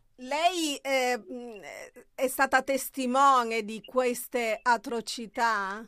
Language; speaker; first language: Italian; native; Italian